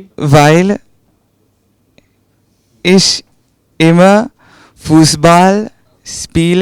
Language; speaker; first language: German; non-native, learner; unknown